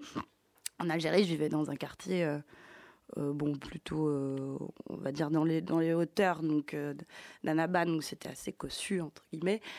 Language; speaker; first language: French; early bilingual, other home language; Ukrainian